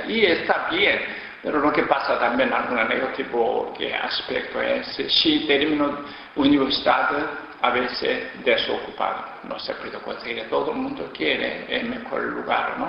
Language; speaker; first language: Spanish; non-native, learner; Korean